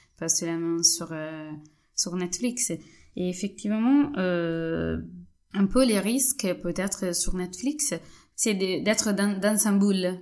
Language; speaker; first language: French; non-native, fluent; Italian